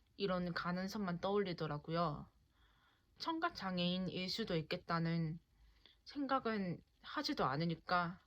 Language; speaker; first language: Korean; native; Korean